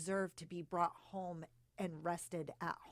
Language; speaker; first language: English; native; English